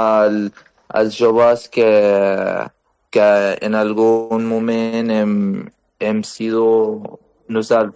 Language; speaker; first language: Catalan; non-native, fluent; Arabic